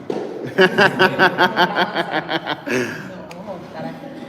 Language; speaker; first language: Spanish; native; Spanish